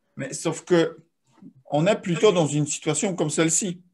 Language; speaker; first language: French; non-native, fluent; Polish